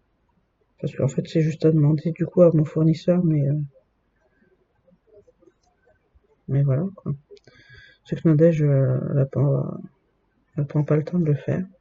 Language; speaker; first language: French; native; French